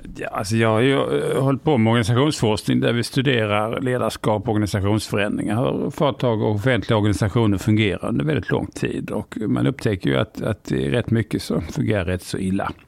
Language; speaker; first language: Swedish; native; Swedish